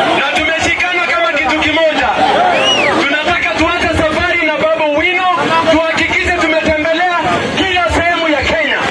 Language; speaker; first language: Swahili; non-native, local second language; Kalenjin